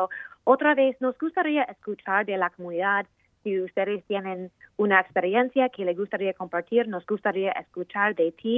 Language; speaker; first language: Spanish; non-native, fluent; English